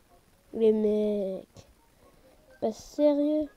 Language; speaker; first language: French; native; French